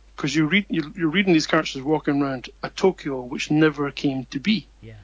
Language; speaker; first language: English; native; English